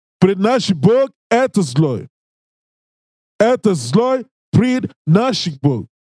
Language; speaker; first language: Russian; non-native, learner; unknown